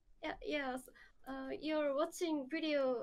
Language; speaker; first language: English; non-native, learner; Korean